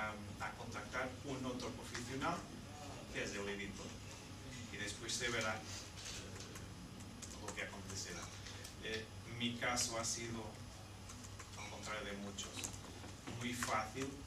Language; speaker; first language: Spanish; non-native, fluent; Portuguese